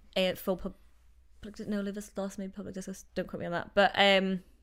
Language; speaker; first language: English; native; English